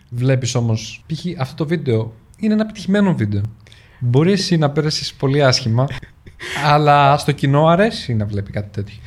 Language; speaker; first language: Greek; native; Greek